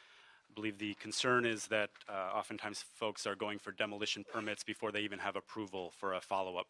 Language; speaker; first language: English; native; English